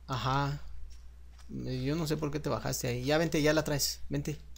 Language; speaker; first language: Spanish; native; Spanish